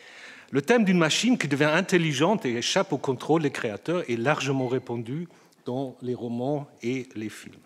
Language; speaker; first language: French; native; French